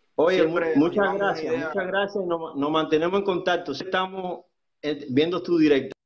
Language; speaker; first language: Spanish; native; Spanish